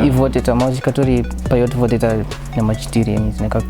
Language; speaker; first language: Russian; non-native, learner; English